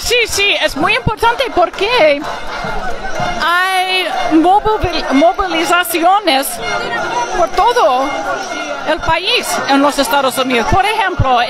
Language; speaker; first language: Spanish; non-native, learner; English